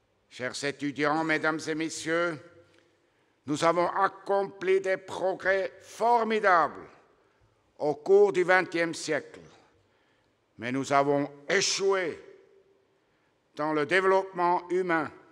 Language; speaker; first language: French; non-native, local second language; German